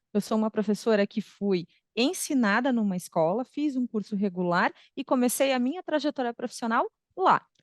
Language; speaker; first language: Portuguese; native; Portuguese